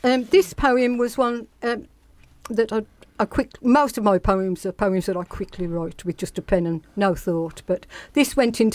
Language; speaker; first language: English; native; English